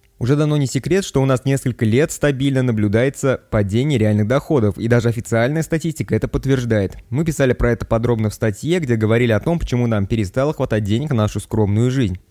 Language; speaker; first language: Russian; native; Russian